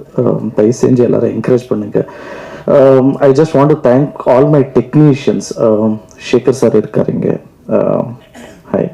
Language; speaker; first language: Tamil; non-native, learner; Kannada